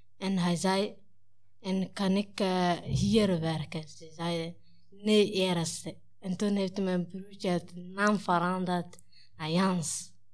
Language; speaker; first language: Dutch; non-native, learner; Somali